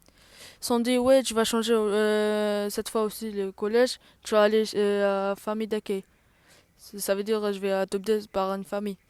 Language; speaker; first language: French; non-native, local second language; Arabic